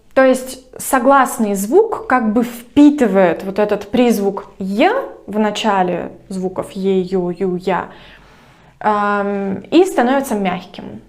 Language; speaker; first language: Russian; native; Russian